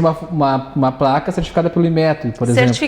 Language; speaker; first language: Portuguese; native; Portuguese